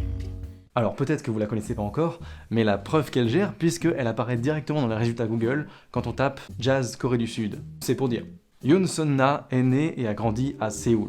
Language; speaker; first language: French; native; French